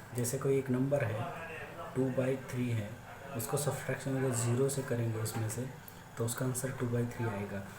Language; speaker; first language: Hindi; non-native, local second language; Marathi